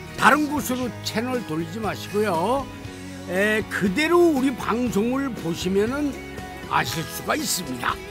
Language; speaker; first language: Korean; native; Korean